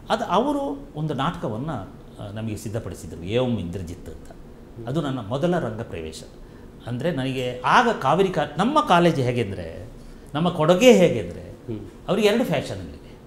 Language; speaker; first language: Kannada; non-native, local second language; Kodava